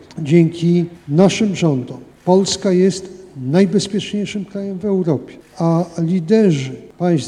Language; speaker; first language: Polish; native; Polish